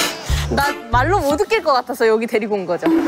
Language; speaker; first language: Korean; native; Korean